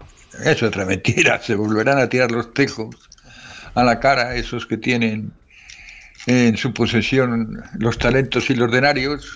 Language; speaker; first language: Spanish; native; Spanish